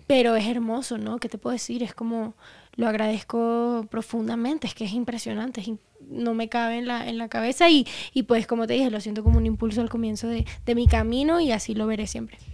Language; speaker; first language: Spanish; native; Spanish